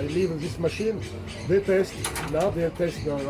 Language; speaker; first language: English; non-native, learner; French